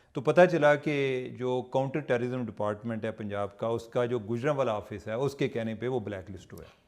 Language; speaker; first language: Urdu; non-native, local second language; Punjabi